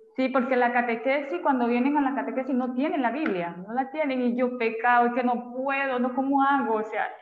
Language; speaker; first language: Spanish; native; Spanish